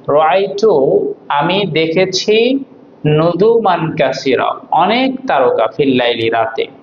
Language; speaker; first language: Bangla; native; Bangla